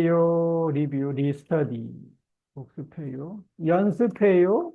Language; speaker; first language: Korean; native; Korean